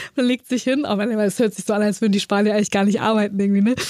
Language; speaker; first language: German; native; German